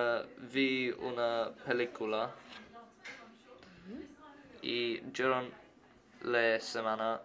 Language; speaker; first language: Spanish; non-native, learner; English